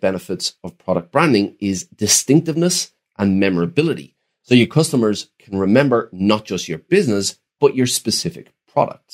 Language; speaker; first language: English; native; English